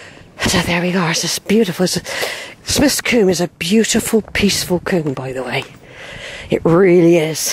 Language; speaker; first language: English; native; English